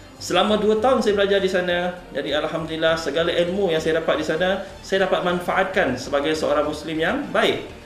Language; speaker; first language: Malay; non-native, local second language; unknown